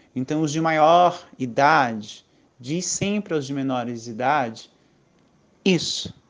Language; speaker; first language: Portuguese; native; Portuguese